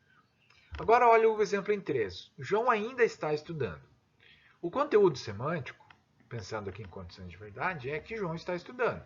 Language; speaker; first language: Portuguese; native; Portuguese